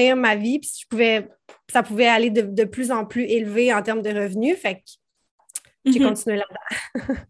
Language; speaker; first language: French; native; French